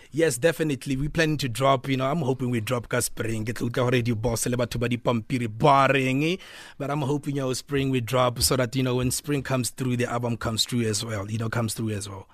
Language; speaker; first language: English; non-native, local second language; Tswana